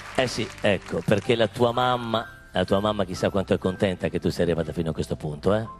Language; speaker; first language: Italian; native; Italian